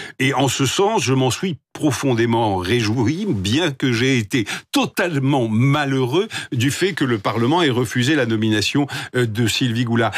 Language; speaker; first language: French; native; French